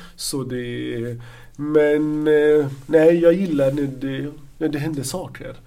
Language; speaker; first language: Swedish; non-native, fluent; Arabic